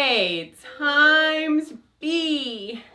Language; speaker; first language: English; native; English